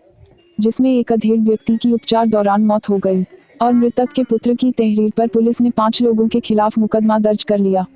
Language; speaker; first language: Hindi; native; Hindi